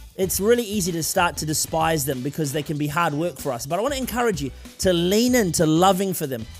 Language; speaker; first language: English; native; English